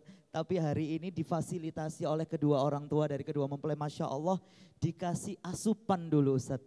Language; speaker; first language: Indonesian; native; Indonesian